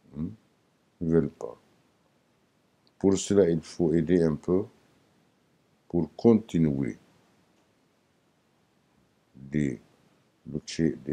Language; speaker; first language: French; non-native, learner; Arabic